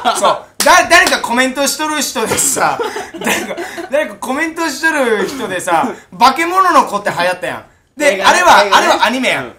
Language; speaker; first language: Japanese; native; Japanese